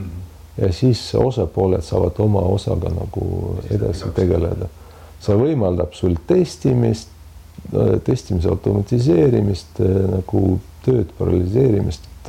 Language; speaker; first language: Estonian; non-native, local second language; Russian